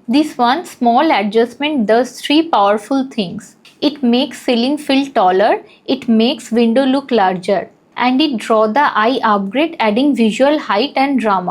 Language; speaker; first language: English; non-native, local second language; Hindi